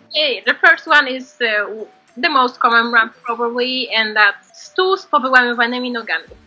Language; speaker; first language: English; non-native, fluent; Polish